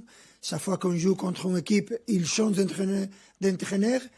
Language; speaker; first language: French; non-native, fluent; Spanish